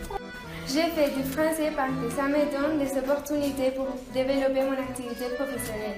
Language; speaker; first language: French; non-native, learner; Spanish